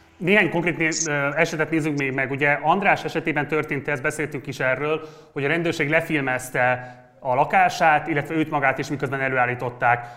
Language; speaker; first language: Hungarian; native; Hungarian